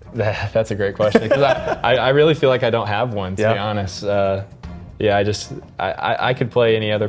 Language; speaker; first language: English; native; English